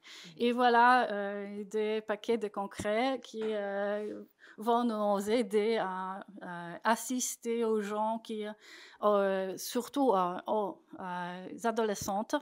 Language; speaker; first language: French; non-native, fluent; Polish